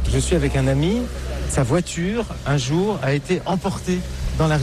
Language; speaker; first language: French; native; French